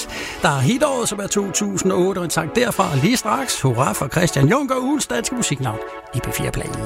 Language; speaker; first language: Danish; native; Danish